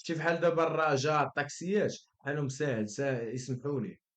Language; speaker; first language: Arabic; native; Arabic